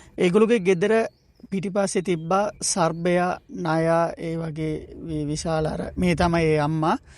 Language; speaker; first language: Sinhala; non-native, local second language; Tamil